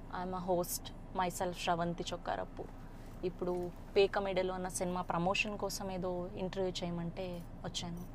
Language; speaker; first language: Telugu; native; Telugu